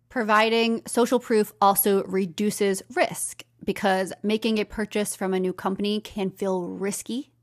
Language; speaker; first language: English; native; English